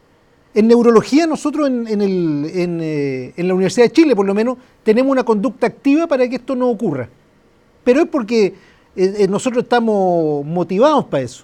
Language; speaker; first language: Spanish; native; Spanish